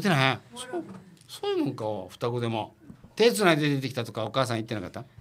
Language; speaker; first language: Japanese; native; Japanese